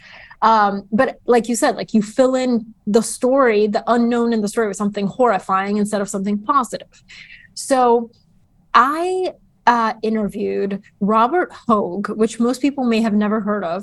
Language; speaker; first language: English; early bilingual, other home language; Bulgarian